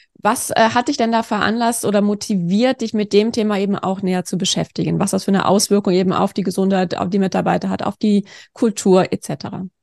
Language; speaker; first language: German; native; German